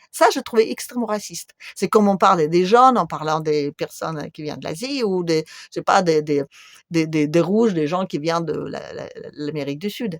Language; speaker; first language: French; non-native, fluent; Russian